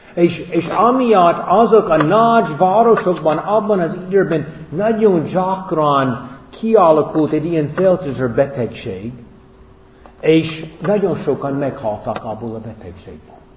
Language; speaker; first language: Hungarian; non-native, fluent; English